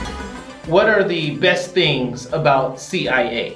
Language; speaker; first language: English; non-native, fluent; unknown